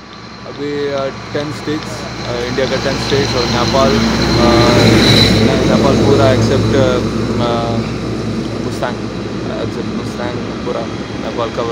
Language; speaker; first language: Hindi; non-native, local second language; Malayalam